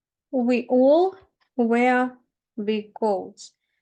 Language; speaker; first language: English; non-native, fluent; Ukrainian